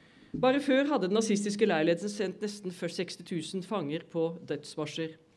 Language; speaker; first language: Norwegian; native; Norwegian